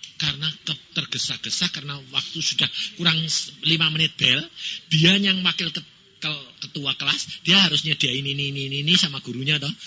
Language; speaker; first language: Indonesian; native; Indonesian